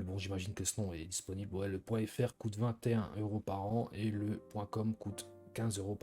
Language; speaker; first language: French; native; French